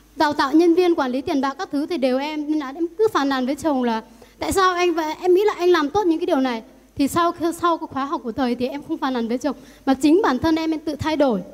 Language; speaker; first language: Vietnamese; non-native, local second language; Iu Mien